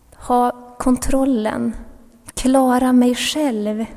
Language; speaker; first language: Swedish; native; Swedish